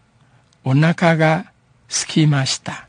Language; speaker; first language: Japanese; non-native, fluent; Min Nan Chinese